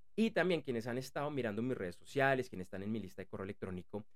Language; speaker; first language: Spanish; native; Spanish